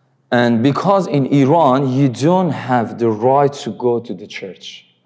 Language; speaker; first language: English; non-native, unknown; Persian